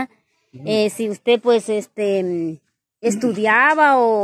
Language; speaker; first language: Spanish; native; Spanish